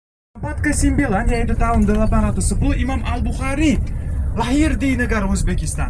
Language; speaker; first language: Indonesian; non-native, fluent; Uzbek